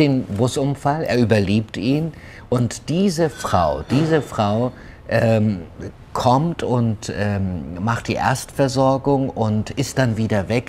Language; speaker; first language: German; early bilingual, other home language; Turkish